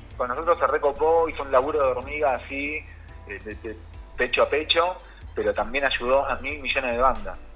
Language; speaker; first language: Spanish; native; Spanish